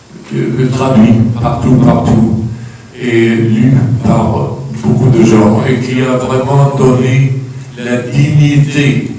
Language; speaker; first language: French; non-native, fluent; Swedish